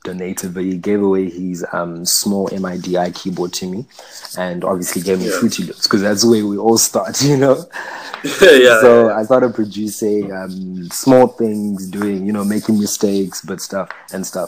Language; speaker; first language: English; non-native, local second language; Shona